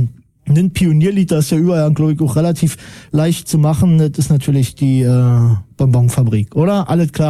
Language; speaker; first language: German; native; German